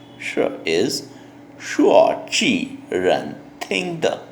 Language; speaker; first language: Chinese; non-native, learner; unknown